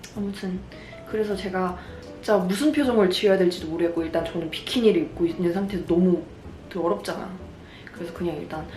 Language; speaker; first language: Korean; native; Korean